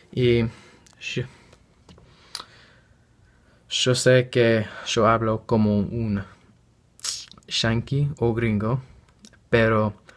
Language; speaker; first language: Spanish; non-native, learner; English